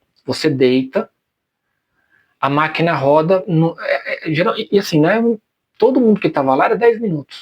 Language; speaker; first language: Portuguese; native; Portuguese